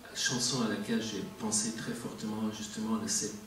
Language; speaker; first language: French; non-native, fluent; English